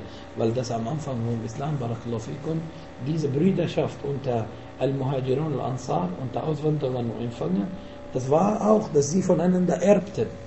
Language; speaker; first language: German; non-native, fluent; Arabic